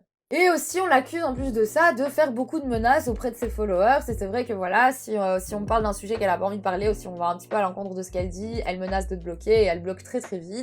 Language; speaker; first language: French; native; French